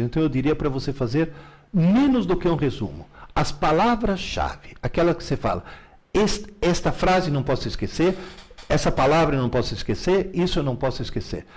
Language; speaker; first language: Portuguese; early bilingual, other home language; Italian